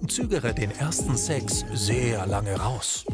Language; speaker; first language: German; native; German